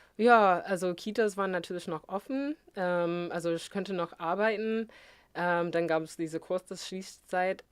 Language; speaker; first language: German; non-native, fluent; English